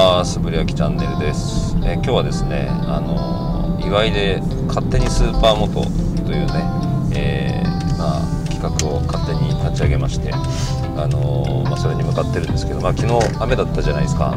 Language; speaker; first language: Japanese; native; Japanese